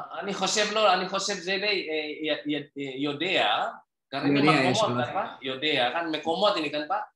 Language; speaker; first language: Hebrew; non-native, learner; Indonesian